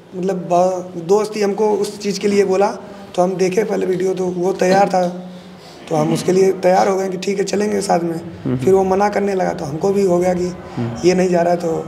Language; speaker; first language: Hindi; native; Hindi